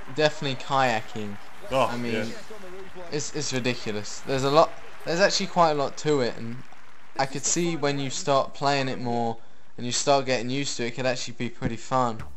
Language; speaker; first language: English; early bilingual, other home language; Italian